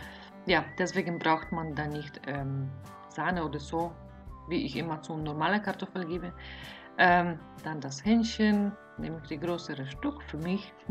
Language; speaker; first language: German; non-native, fluent; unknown